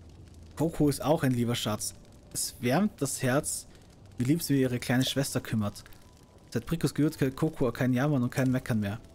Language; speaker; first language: German; native; German